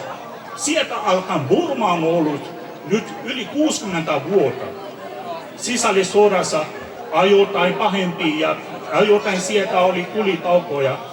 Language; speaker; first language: Finnish; non-native, fluent; Burmese